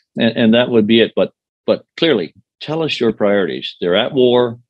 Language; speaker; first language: English; native; English